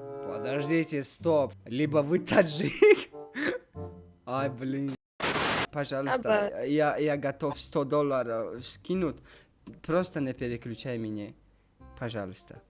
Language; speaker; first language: Russian; non-native, local second language; Tajik